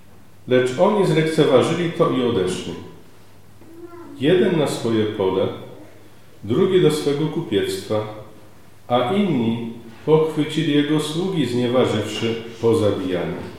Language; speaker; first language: Polish; native; Polish